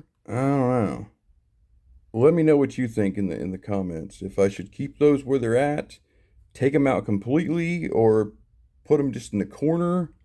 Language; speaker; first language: English; native; English